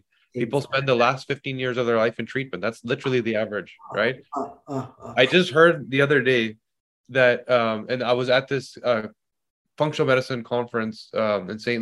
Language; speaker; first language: English; native; English